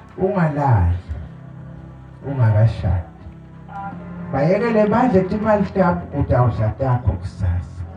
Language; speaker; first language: Zulu; non-native, local second language; South Ndebele